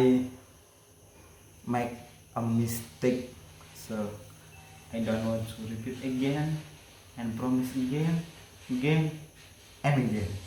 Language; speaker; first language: English; non-native, learner; Indonesian